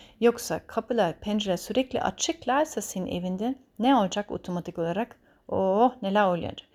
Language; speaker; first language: Turkish; early bilingual, heritage; Turkish